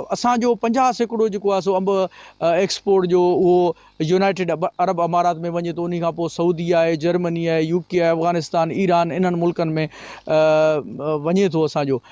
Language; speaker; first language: Sindhi; native; Sindhi